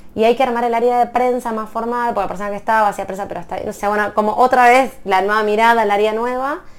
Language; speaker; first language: Spanish; native; Spanish